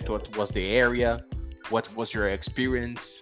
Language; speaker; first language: English; non-native, fluent; Portuguese